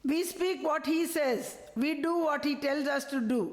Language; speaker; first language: English; non-native, local second language; Tamil